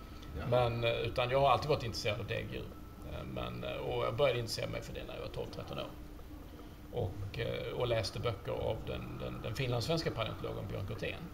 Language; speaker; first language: Swedish; native; Swedish